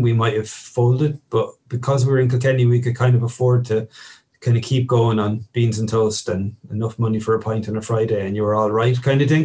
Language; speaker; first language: English; native; English